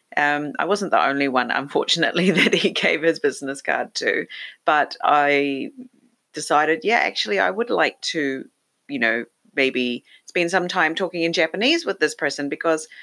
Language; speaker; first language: English; native; English